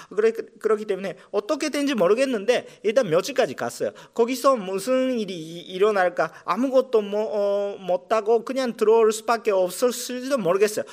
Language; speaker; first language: Korean; non-native, fluent; Japanese